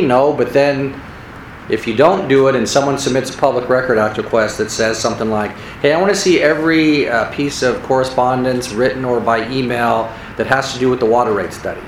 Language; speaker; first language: English; native; English